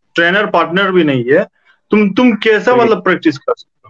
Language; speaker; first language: Hindi; native; Hindi